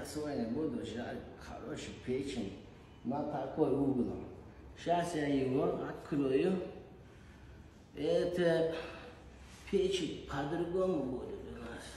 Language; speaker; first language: Russian; non-native, learner; Turkmen